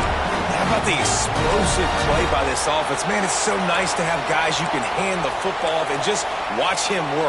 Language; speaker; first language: English; native; English